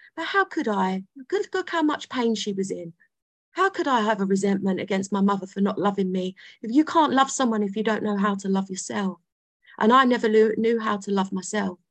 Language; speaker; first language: English; native; English